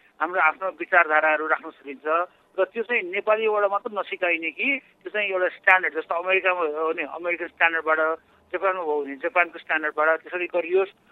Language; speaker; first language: Nepali; native; Nepali